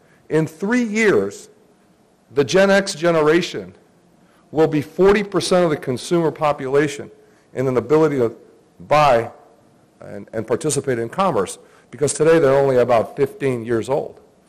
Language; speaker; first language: English; early bilingual, other home language; Greek